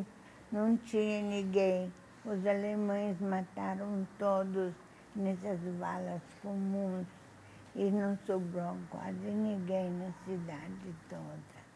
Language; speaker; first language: Portuguese; non-native, fluent; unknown